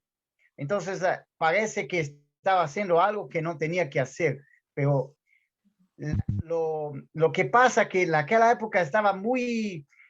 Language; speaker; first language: Spanish; non-native, fluent; Portuguese